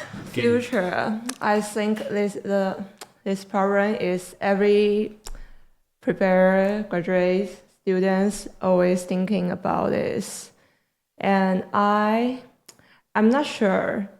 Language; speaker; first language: English; non-native, learner; Chinese